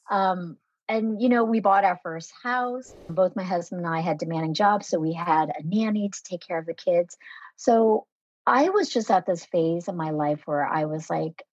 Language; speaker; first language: English; early bilingual, other home language; Vietnamese